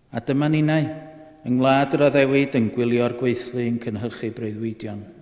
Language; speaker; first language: Welsh; native; Welsh